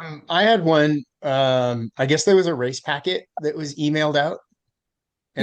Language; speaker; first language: English; native; English